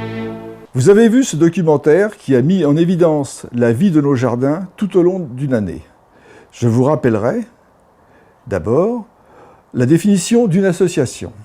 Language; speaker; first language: French; native; French